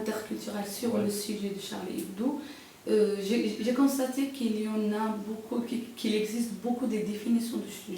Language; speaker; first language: French; non-native, local second language; Arabic